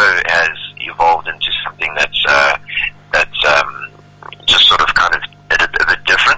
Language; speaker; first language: English; native; English